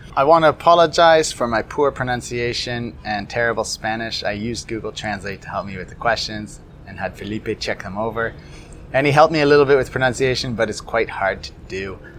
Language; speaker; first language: English; native; English